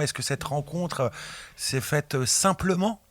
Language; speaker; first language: French; native; French